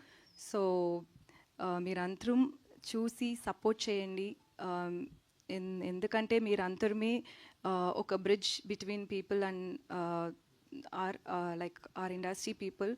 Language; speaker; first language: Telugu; non-native, learner; Tamil